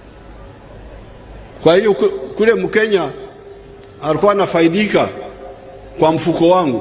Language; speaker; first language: Swahili; non-native, local second language; Nyankole